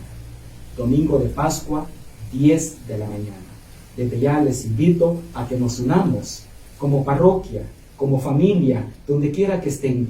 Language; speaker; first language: Spanish; native; Spanish